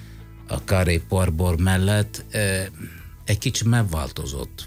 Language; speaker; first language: Hungarian; non-native, fluent; Italian